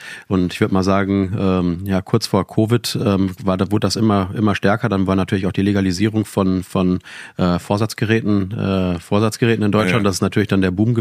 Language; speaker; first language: German; native; German